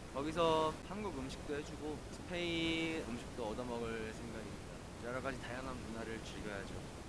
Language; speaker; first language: Korean; native; Korean